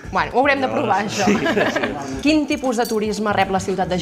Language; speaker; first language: Catalan; native; Catalan